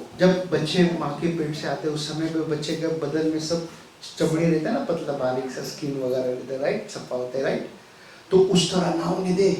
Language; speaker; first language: Hindi; non-native, local second language; Tamil